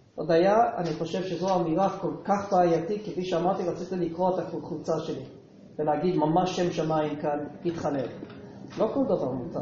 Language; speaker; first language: Hebrew; non-native, fluent; English